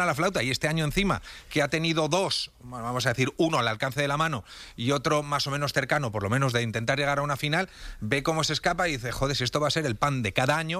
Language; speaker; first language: Spanish; native; Spanish